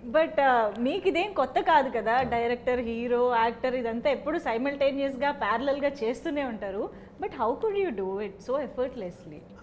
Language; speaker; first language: Telugu; native; Telugu